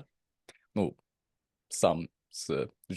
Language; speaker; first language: Russian; non-native, fluent; English